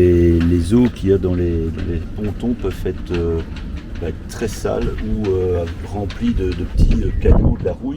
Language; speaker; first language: French; native; French